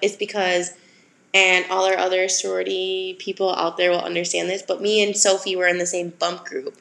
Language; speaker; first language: English; native; English